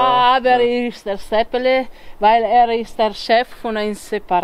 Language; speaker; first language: German; non-native, learner; Italian